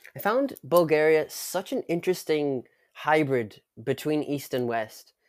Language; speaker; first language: English; native; English